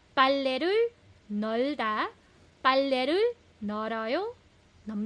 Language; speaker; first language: Korean; non-native, fluent; Filipino